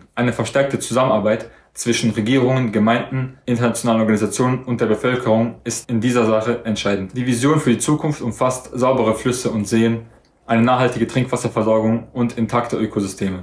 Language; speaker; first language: German; native; German